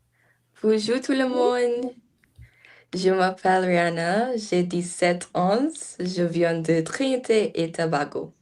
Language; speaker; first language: French; non-native, learner; English